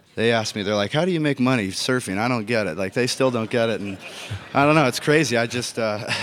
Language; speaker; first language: English; native; English